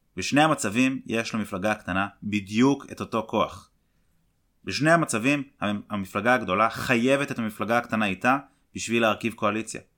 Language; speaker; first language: Hebrew; native; Hebrew